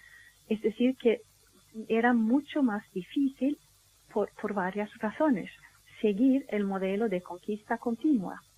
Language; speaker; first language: Spanish; non-native, fluent; Swedish